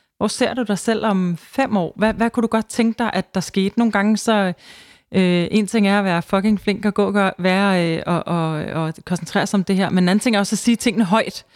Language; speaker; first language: Danish; native; Danish